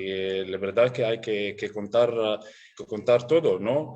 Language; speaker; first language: Spanish; non-native, learner; Arabic